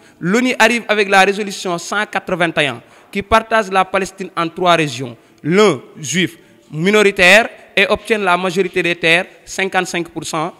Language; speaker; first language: French; non-native, local second language; Wolof